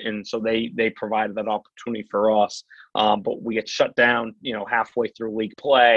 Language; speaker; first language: English; native; English